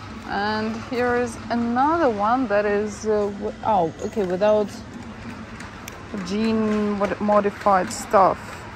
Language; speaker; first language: English; non-native, fluent; Russian